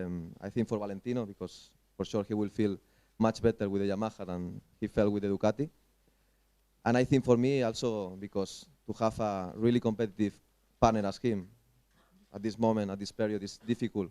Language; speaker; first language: English; non-native, fluent; Spanish